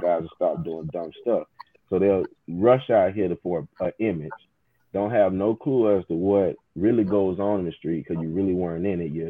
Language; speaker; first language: English; native; English